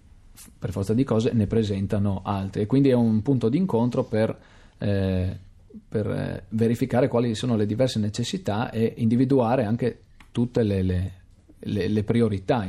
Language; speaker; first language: Italian; native; Italian